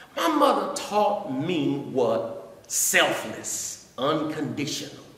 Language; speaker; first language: English; native; English